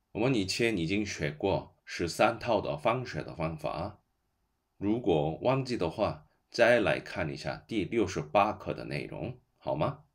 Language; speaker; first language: Chinese; non-native, fluent; Korean